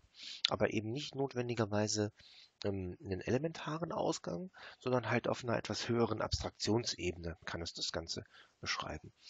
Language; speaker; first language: German; native; German